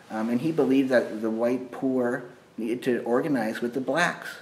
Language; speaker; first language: English; native; English